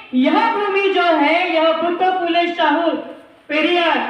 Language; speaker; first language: Hindi; non-native, local second language; Marathi